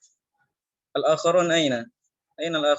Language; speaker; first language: Arabic; non-native, fluent; Indonesian